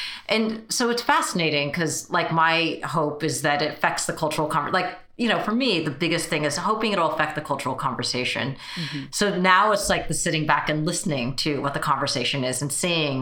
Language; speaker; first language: English; early bilingual, other home language; Chinese